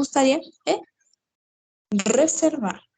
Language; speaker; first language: Spanish; non-native, learner; Portuguese